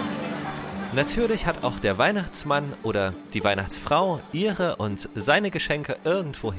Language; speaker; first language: German; native; German